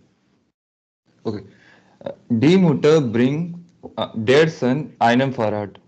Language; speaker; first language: German; non-native, learner; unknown